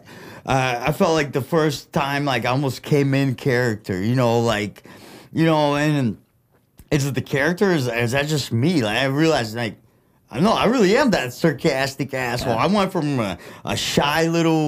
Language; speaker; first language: English; early bilingual, other home language; Russian